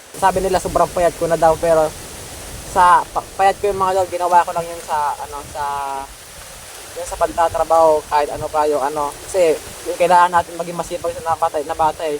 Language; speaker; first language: Filipino; non-native, local second language; Bikol